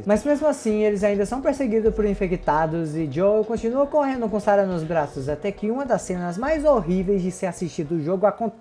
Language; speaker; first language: Portuguese; native; Portuguese